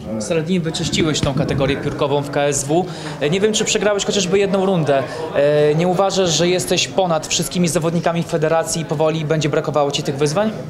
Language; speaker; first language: Polish; native; Polish